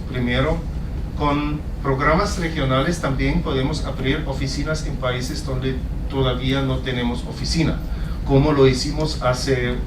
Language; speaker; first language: Spanish; non-native, fluent; German